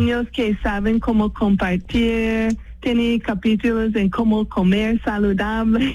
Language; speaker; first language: Spanish; non-native, fluent; English